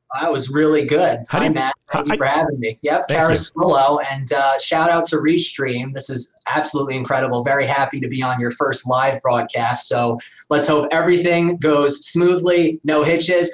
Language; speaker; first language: English; native; English